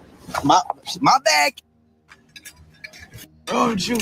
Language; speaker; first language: English; native; English